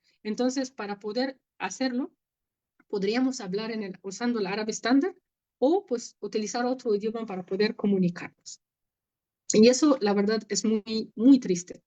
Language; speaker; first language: Spanish; non-native, fluent; Arabic